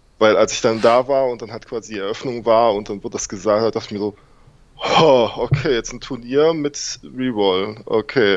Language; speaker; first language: German; native; German